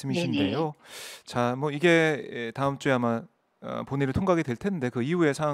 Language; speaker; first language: Korean; native; Korean